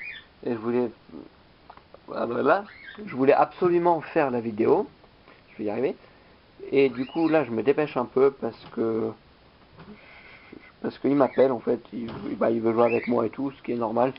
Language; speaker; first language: French; native; French